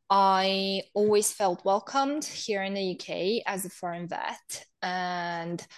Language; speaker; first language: English; non-native, fluent; Romanian